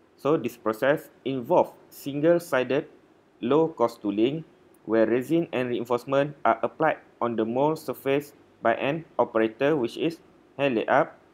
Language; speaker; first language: English; non-native, local second language; Malay